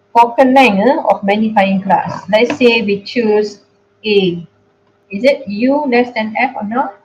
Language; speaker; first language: English; non-native, local second language; Malay